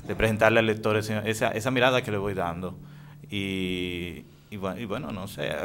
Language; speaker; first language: Spanish; native; Spanish